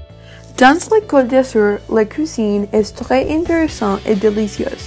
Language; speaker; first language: French; non-native, learner; English